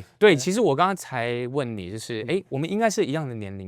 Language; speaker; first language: Chinese; native; Chinese